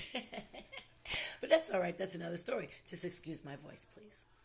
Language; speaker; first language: English; native; English